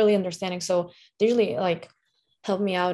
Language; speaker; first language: English; non-native, fluent; Lithuanian